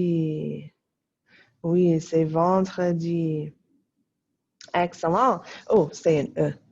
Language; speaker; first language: French; non-native, fluent; English